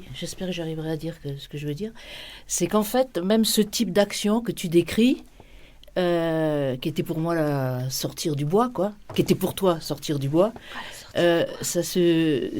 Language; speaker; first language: French; native; French